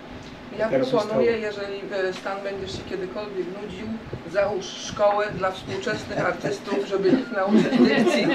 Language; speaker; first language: Polish; native; Polish